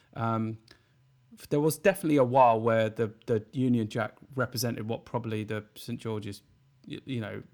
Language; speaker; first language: English; native; English